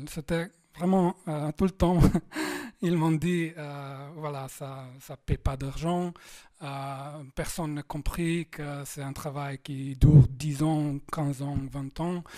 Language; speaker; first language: French; non-native, fluent; Slovenian